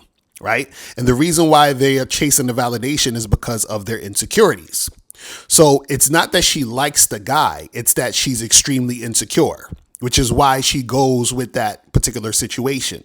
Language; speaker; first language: English; native; English